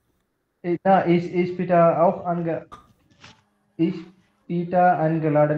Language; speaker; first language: German; non-native, learner; Bangla